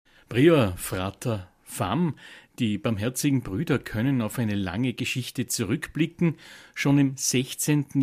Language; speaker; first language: German; native; German